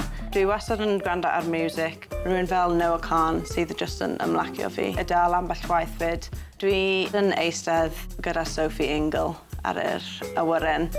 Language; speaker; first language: Welsh; non-native, local second language; English